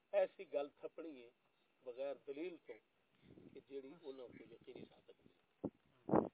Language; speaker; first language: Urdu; non-native, local second language; Punjabi